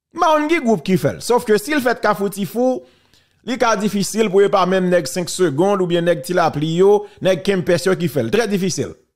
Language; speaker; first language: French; non-native, local second language; Haitian Creole